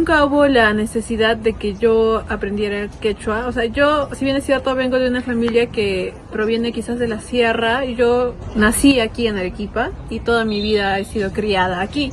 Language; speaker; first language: Spanish; native; Spanish